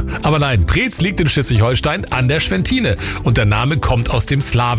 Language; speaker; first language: German; native; German